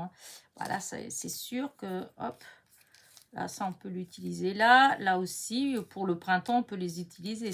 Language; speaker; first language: French; native; French